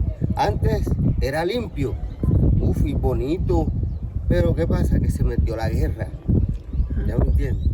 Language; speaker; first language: Spanish; native; Spanish